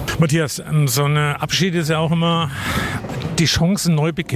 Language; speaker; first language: German; native; German